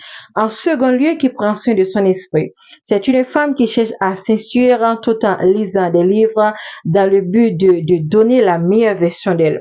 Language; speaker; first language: French; non-native, local second language; Haitian Creole